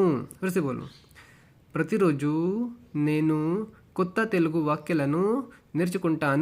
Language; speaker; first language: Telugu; non-native, learner; Hindi